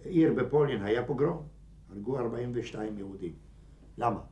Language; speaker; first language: Hebrew; non-native, fluent; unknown